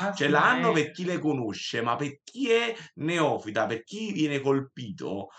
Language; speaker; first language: Italian; native; Italian